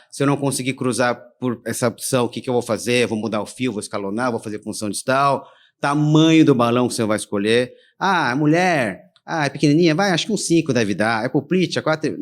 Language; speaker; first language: Portuguese; early bilingual, other home language; Korean